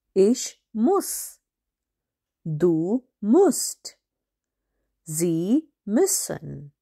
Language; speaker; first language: German; non-native, fluent; Hindi